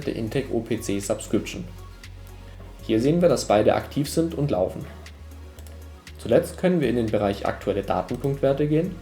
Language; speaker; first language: German; native; German